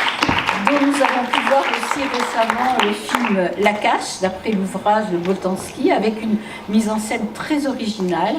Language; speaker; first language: French; native; French